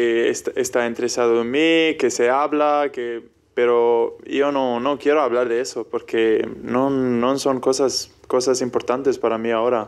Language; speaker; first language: Spanish; non-native, fluent; German